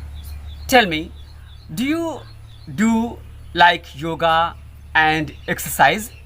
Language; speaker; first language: English; non-native, learner; Hindi